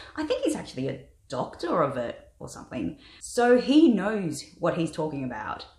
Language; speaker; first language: English; native; English